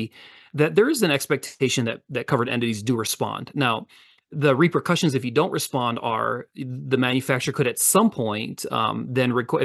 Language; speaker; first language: English; native; English